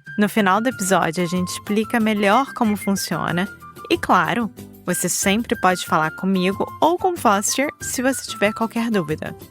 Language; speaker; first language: Portuguese; native; Portuguese